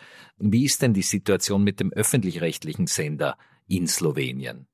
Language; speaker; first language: German; native; German